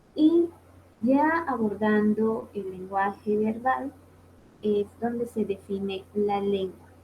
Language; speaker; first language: Spanish; native; Spanish